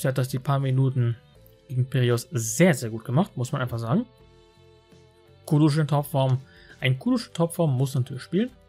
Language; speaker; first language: German; native; German